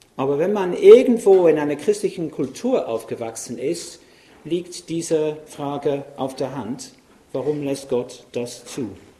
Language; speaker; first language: German; non-native, fluent; English